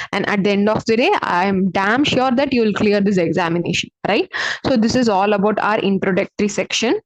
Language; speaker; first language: English; non-native, local second language; Tamil